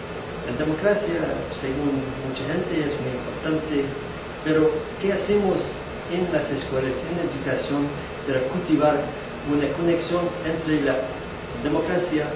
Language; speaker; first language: Spanish; non-native, fluent; English